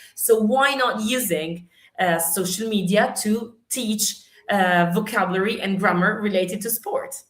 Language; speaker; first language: English; non-native, fluent; Italian